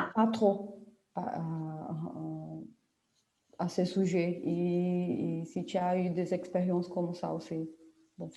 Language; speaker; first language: French; non-native, fluent; Portuguese